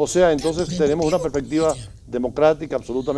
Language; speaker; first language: Spanish; native; Spanish